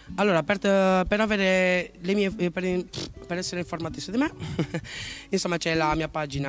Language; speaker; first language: Italian; native; Italian